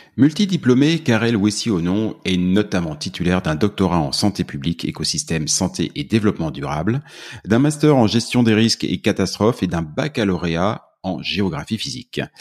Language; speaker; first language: French; native; French